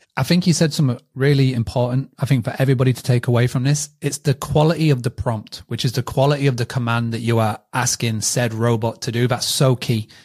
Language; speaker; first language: English; native; English